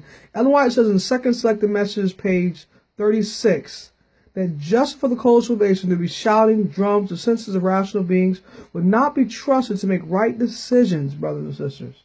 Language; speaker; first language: English; native; English